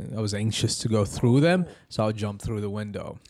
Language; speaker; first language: English; early bilingual, other home language; Arabic